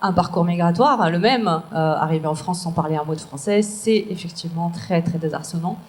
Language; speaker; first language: French; native; French